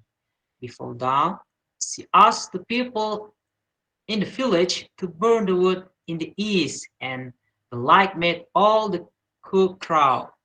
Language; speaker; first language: English; non-native, learner; Indonesian